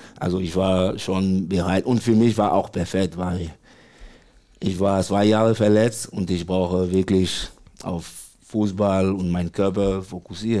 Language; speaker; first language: German; non-native, fluent; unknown